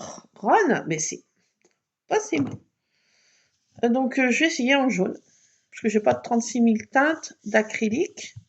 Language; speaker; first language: French; native; French